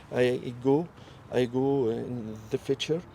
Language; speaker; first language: English; non-native, learner; French